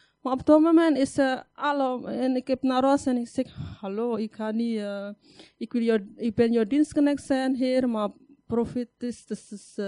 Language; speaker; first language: Dutch; non-native, learner; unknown